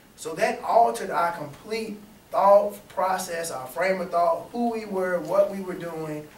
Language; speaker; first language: English; native; English